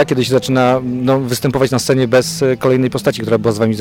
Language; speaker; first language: Polish; native; Polish